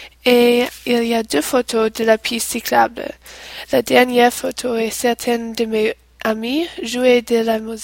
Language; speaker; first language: French; non-native, learner; English